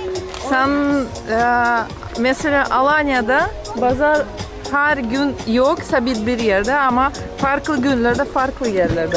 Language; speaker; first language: Turkish; non-native, fluent; Russian